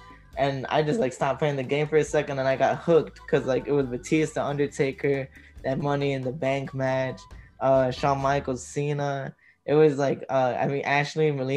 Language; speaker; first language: English; native; English